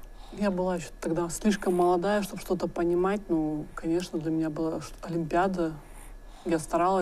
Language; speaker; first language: Russian; native; Russian